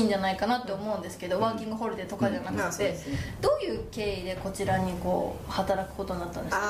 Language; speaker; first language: Japanese; native; Japanese